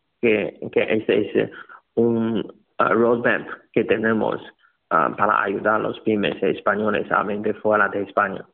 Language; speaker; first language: Spanish; non-native, learner; Chinese